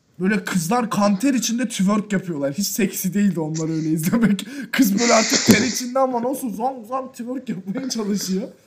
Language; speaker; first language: Turkish; native; Turkish